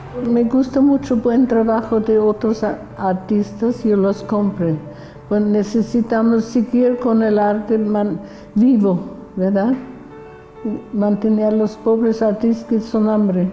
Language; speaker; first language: Spanish; non-native, fluent; German